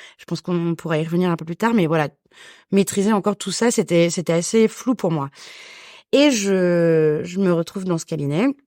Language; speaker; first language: French; native; French